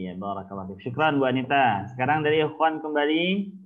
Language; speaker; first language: Indonesian; native; Indonesian